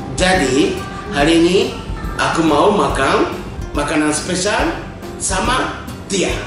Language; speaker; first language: Indonesian; non-native, learner; Japanese